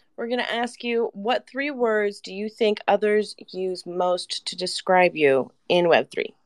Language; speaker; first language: English; native; English